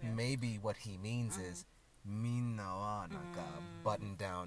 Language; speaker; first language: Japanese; non-native, learner; English